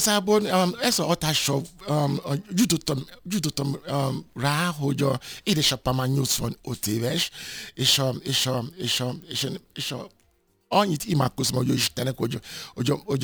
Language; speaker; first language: Hungarian; non-native, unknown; Yoruba